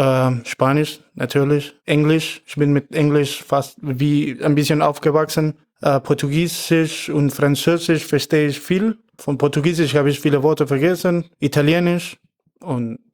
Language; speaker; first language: German; non-native, fluent; Spanish